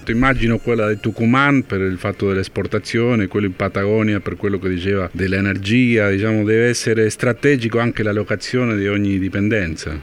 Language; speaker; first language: Italian; non-native, fluent; Spanish